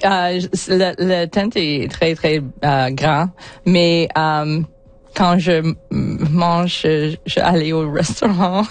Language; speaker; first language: French; non-native, learner; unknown